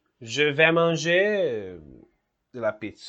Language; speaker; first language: French; non-native, learner; Portuguese